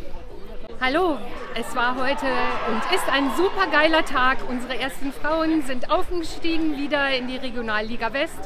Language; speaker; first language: German; native; German